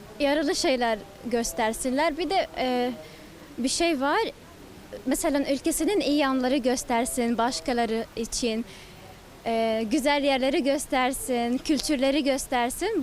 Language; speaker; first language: Turkish; non-native, learner; Arabic